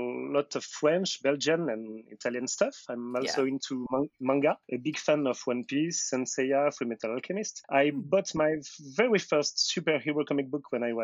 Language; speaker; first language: English; non-native, fluent; French